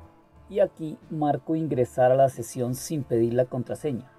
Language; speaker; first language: Spanish; native; Spanish